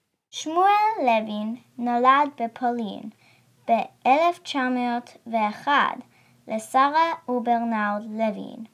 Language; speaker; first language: Hebrew; non-native, learner; English